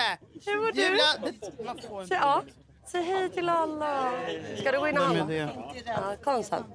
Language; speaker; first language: Swedish; native; Swedish